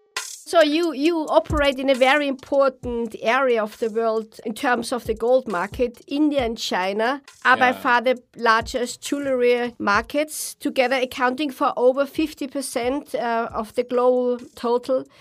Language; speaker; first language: English; non-native, fluent; German